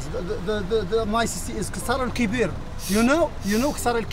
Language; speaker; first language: English; non-native, learner; Arabic